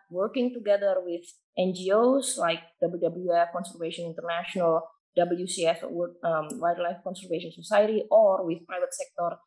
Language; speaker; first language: English; non-native, fluent; Indonesian